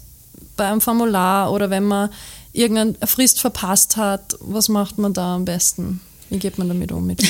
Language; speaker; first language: German; native; German